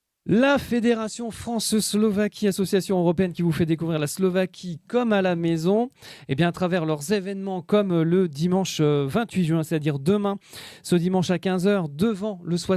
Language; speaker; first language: French; native; French